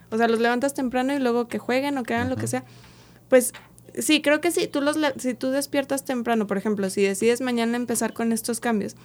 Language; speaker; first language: Spanish; native; Spanish